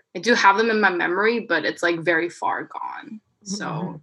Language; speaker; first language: English; non-native, fluent; Korean